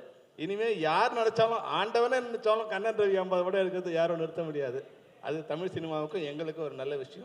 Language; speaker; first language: Tamil; native; Tamil